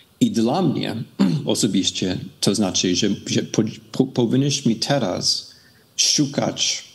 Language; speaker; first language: Polish; non-native, fluent; English